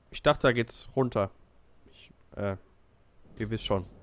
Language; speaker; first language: German; native; German